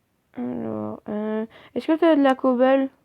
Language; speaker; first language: French; native; French